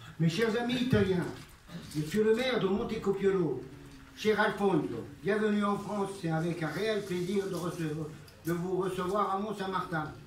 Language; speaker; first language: French; early bilingual, other home language; Italian